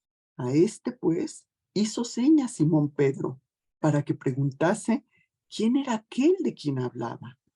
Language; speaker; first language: Spanish; native; Spanish